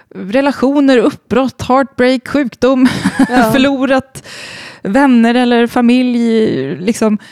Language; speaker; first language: Swedish; native; Swedish